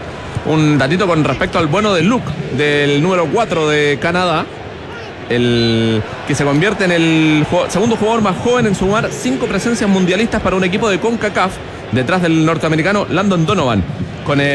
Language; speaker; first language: Spanish; native; Spanish